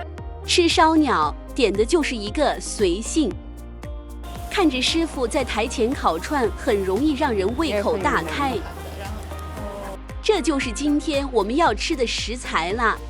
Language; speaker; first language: Chinese; native; Chinese